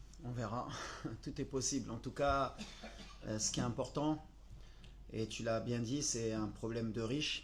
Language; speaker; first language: French; native; French